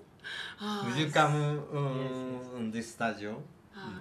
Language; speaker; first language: English; non-native, learner; Japanese